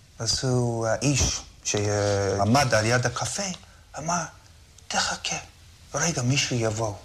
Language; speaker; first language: Hebrew; non-native, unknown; English